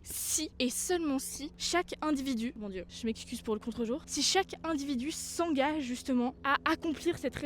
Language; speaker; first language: French; native; French